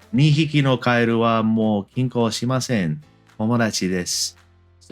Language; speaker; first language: Japanese; non-native, learner; English